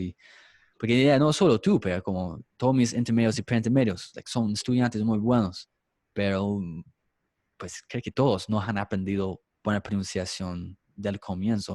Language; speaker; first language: Spanish; non-native, fluent; English